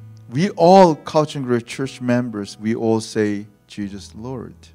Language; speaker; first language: English; non-native, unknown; Korean